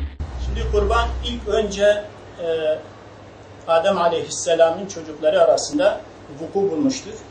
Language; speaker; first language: Turkish; native; Turkish